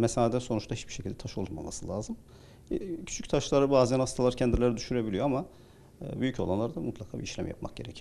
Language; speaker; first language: Turkish; native; Turkish